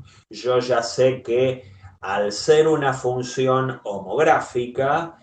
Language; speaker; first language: Spanish; native; Spanish